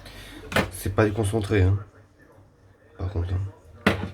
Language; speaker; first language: French; native; French